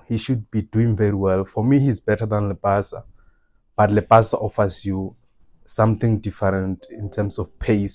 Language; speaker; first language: English; non-native, local second language; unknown